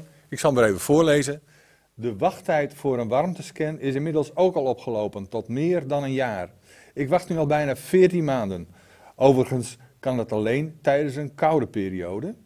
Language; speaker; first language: Dutch; native; Dutch